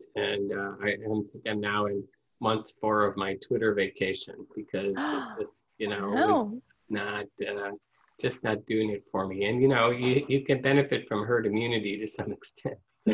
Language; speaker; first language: English; native; English